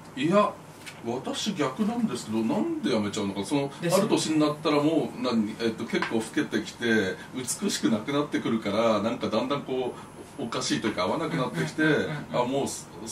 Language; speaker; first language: Japanese; native; Japanese